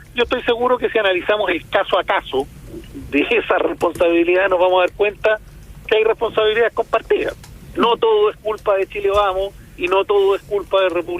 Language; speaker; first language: Spanish; native; Spanish